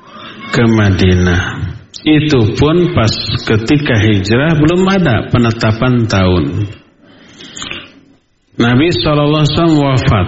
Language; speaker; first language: Indonesian; native; Indonesian